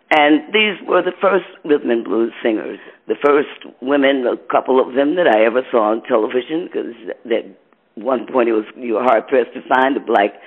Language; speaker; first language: English; native; English